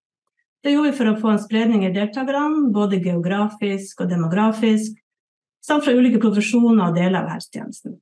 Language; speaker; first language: Norwegian; native; Norwegian